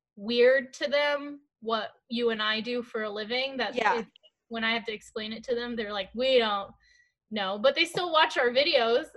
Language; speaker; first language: English; early bilingual, other home language; Korean